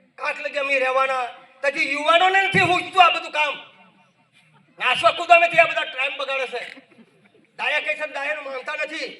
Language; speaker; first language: Gujarati; native; Gujarati